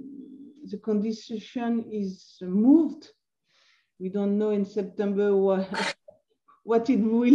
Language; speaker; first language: English; non-native, learner; French